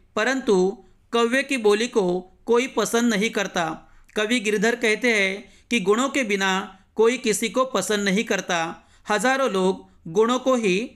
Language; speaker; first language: Hindi; non-native, local second language; Marathi